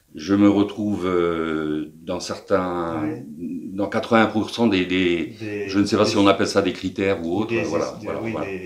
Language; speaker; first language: French; native; French